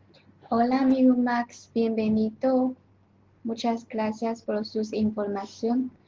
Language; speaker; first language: Spanish; non-native, learner; Chinese